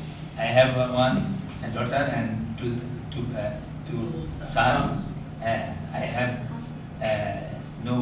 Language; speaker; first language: English; non-native, learner; Bangla